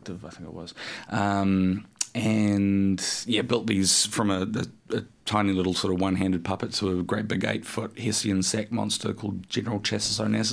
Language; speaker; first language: English; native; English